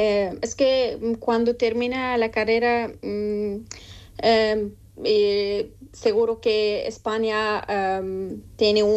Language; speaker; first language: Spanish; non-native, learner; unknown